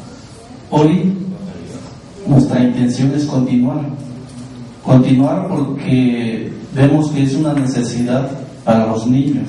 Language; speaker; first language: Spanish; native; Spanish